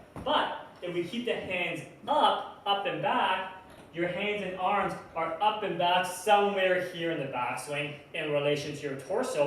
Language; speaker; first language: English; native; English